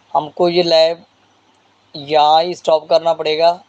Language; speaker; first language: Hindi; non-native, local second language; Punjabi